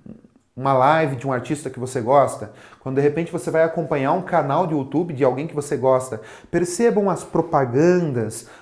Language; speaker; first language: Portuguese; native; Portuguese